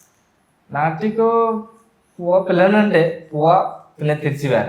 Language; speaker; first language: Malayalam; non-native, learner; Bangla